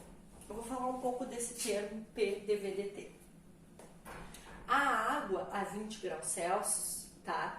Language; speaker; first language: Portuguese; native; Portuguese